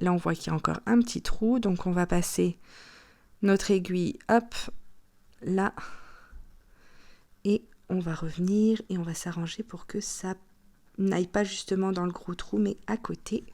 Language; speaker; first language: French; native; French